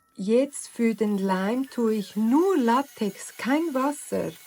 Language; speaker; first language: German; non-native, learner; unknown